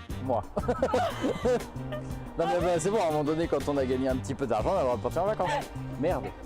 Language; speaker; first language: French; native; French